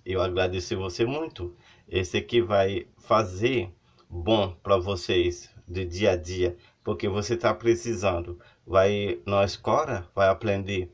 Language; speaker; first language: Portuguese; non-native, learner; Haitian Creole